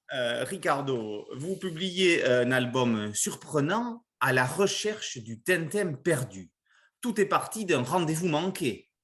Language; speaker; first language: French; native; French